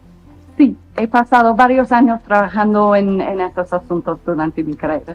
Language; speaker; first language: Spanish; non-native, fluent; English